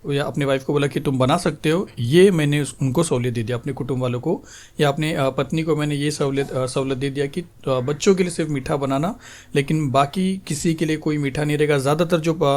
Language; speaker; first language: Hindi; non-native, local second language; Marathi